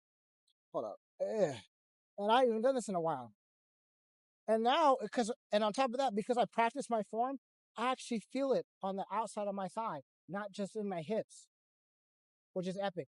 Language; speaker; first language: English; native; English